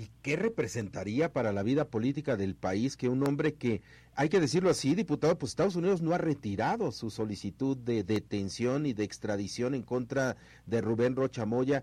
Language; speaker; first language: Spanish; native; Spanish